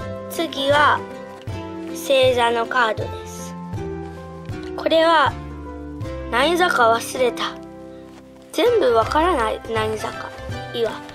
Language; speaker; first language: Japanese; early bilingual, heritage; Japanese